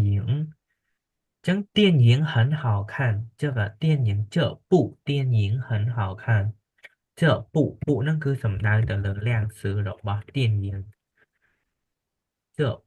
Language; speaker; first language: Chinese; non-native, fluent; Khmer